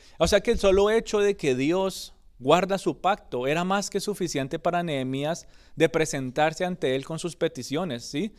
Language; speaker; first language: Spanish; early bilingual, other home language; English